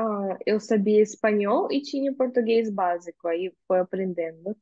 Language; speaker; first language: Portuguese; non-native, fluent; Russian